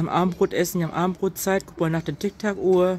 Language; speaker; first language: German; native; German